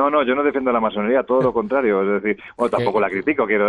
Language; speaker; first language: Spanish; native; Spanish